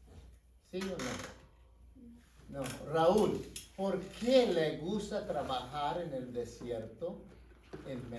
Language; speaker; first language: Spanish; non-native, fluent; English